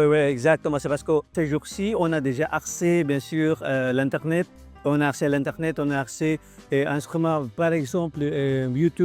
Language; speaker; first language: French; non-native, fluent; Filipino